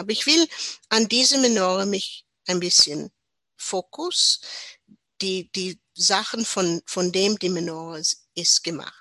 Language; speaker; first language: German; non-native, learner; English